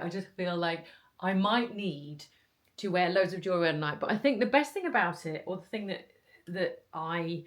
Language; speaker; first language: English; native; English